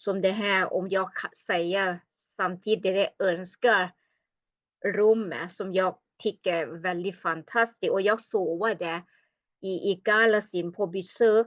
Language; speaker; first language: Swedish; non-native, learner; Thai